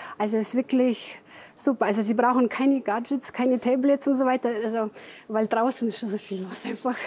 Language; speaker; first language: German; non-native, fluent; Russian